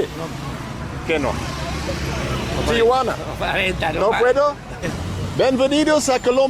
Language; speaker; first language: Spanish; non-native, learner; English